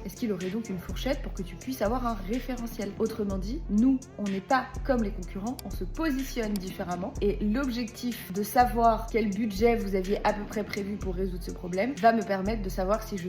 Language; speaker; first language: French; native; French